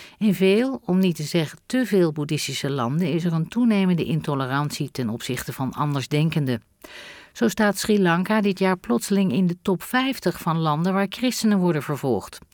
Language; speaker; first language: Dutch; native; Dutch